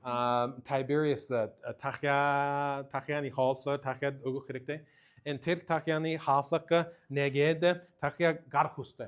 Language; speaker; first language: Mongolian; non-native, learner; English